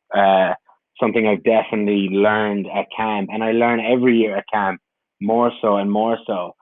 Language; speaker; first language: English; native; English